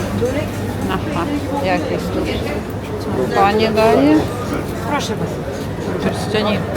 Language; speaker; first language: Polish; non-native, learner; Ukrainian